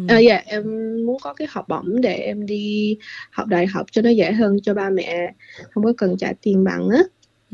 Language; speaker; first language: Vietnamese; early bilingual, heritage; English